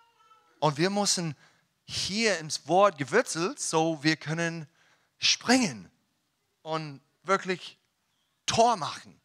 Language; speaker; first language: German; non-native, learner; English